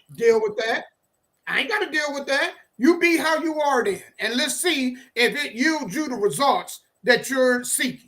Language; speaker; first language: English; native; English